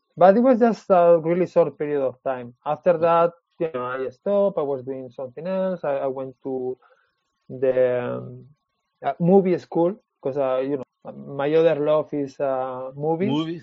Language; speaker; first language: English; non-native, fluent; Spanish